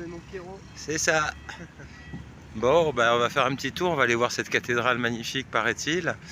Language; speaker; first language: French; native; French